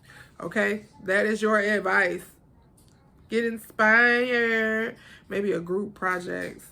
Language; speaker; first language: English; native; English